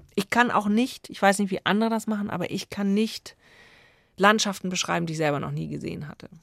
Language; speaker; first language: German; native; German